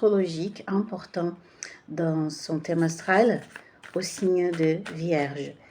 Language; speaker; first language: French; non-native, fluent; Portuguese